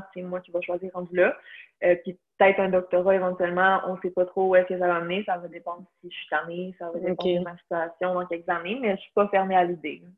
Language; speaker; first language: French; native; French